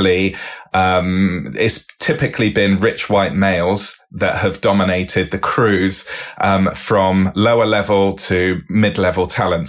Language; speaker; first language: English; native; English